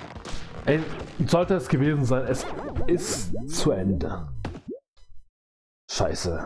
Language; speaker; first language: German; native; German